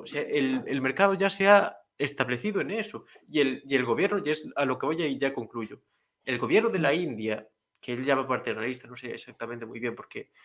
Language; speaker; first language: Spanish; native; Spanish